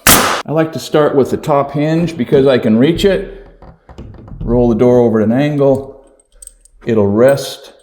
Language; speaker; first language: English; native; English